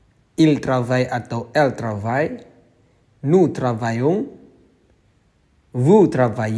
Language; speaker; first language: French; non-native, fluent; Indonesian